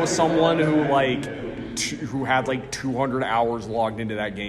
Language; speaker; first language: English; native; English